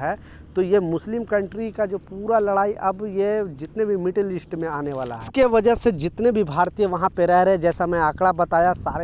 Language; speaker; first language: Hindi; native; Hindi